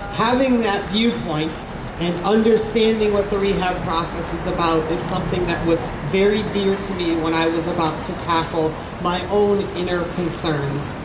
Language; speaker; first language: English; native; English